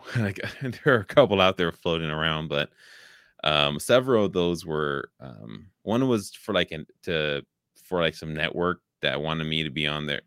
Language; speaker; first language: English; native; English